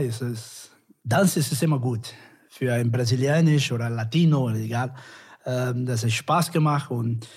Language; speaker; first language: German; non-native, learner; Portuguese